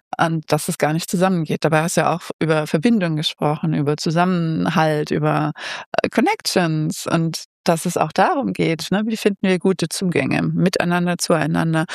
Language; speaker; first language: German; native; German